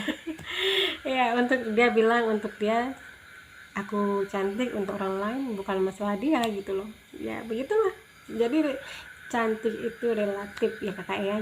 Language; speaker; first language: Indonesian; native; Indonesian